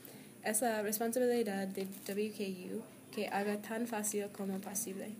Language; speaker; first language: Spanish; non-native, learner; English